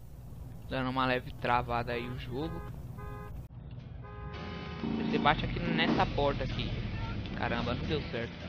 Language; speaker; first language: Portuguese; native; Portuguese